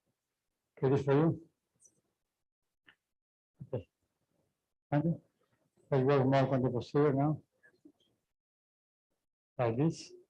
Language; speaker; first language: English; non-native, fluent; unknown